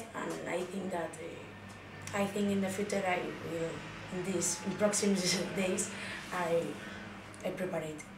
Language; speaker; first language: English; non-native, learner; Spanish